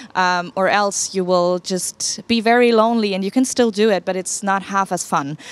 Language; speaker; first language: English; non-native, fluent; German